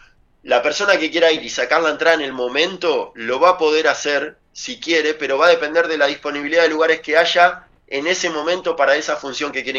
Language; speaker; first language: Spanish; native; Spanish